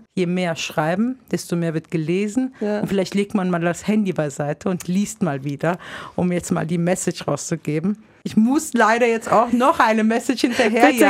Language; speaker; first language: German; native; German